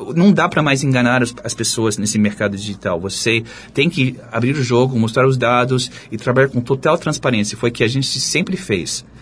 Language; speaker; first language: Portuguese; non-native, fluent; English